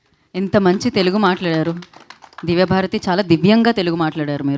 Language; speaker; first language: Telugu; native; Telugu